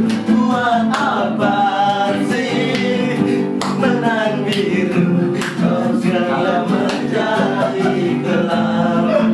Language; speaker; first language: Indonesian; non-native, local second language; Balinese